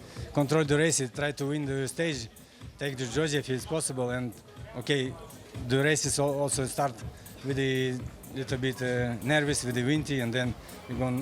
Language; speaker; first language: English; non-native, fluent; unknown